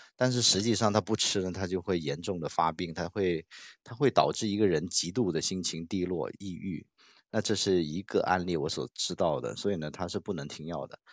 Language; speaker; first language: Chinese; non-native, local second language; Cantonese